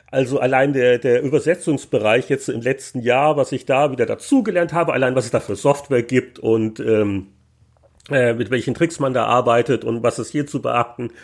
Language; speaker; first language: German; native; German